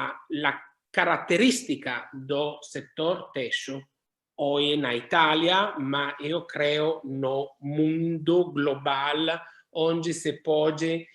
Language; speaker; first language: Portuguese; non-native, learner; Italian